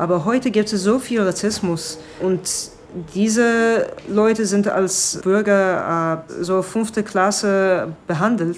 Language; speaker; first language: German; non-native, fluent; Hebrew